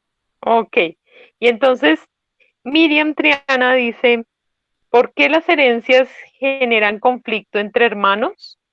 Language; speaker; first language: Spanish; native; Spanish